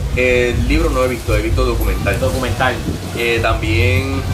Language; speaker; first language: Spanish; native; Spanish